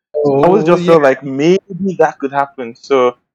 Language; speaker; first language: English; non-native, local second language; Bini